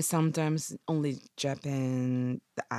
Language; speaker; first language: English; non-native, learner; Japanese